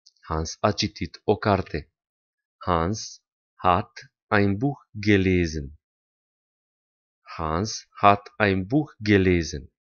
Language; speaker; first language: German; non-native, fluent; Romanian